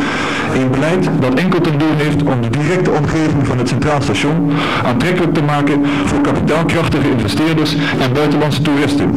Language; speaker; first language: Dutch; native; Dutch